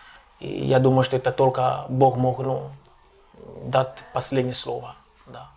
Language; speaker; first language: Russian; non-native, local second language; Ukrainian